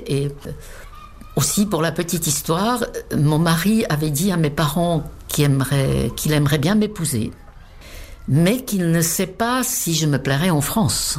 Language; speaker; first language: French; non-native, fluent; Czech